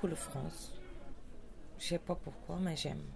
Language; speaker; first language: French; non-native, learner; Kurdish